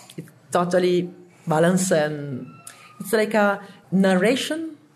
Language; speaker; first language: English; non-native, learner; Italian